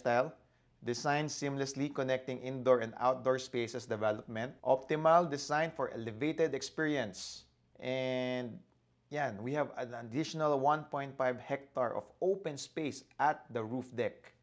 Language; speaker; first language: English; non-native, local second language; Filipino